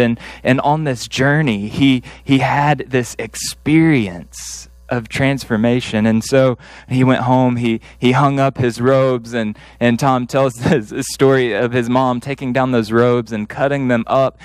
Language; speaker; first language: English; native; English